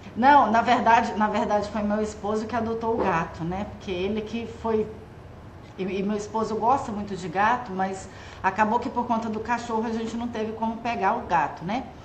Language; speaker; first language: Portuguese; native; Portuguese